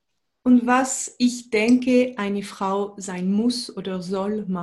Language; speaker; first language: German; non-native, fluent; French